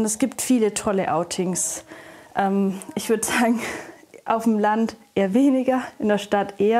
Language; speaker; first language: German; native; German